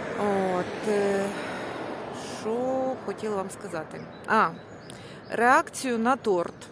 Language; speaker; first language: Ukrainian; native; Ukrainian